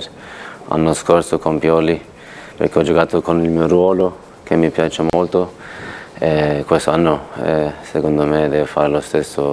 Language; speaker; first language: Italian; non-native, fluent; Turkish